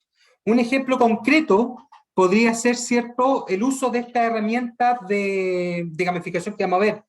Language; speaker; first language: Spanish; native; Spanish